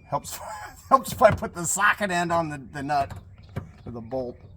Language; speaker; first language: English; native; English